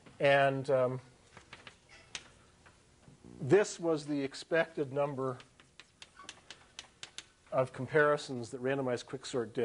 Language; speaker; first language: English; native; English